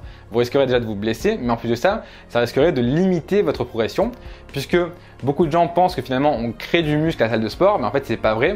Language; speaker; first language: French; native; French